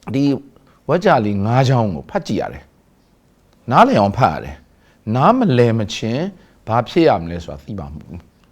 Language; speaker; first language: Burmese; native; Burmese